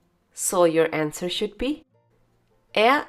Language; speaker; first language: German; non-native, fluent; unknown